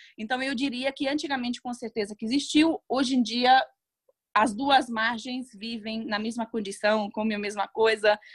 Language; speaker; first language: Portuguese; non-native, fluent; Hungarian